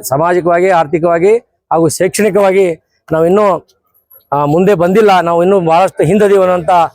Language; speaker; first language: Kannada; non-native, local second language; Lambadi